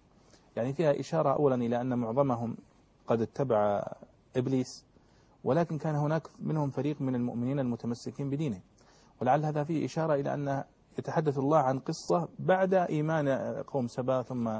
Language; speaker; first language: Arabic; native; Arabic